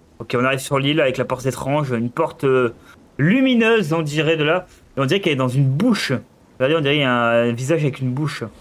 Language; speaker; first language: French; native; French